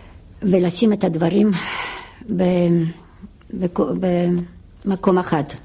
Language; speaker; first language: Hebrew; non-native, fluent; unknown